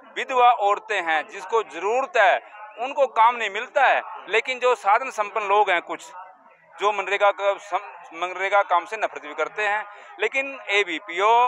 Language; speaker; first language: Hindi; native; Hindi